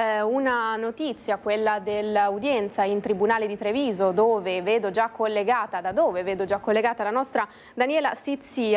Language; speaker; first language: Italian; native; Italian